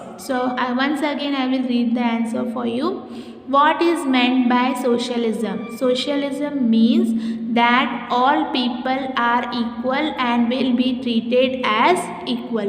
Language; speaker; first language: English; non-native, local second language; Hindi